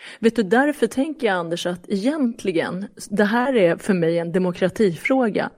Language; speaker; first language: Swedish; early bilingual, other home language; Persian